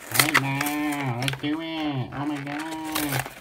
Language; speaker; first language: English; native; English